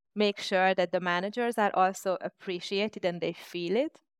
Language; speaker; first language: English; non-native, fluent; Hungarian